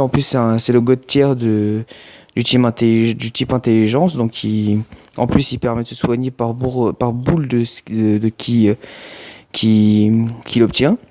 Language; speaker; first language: French; native; French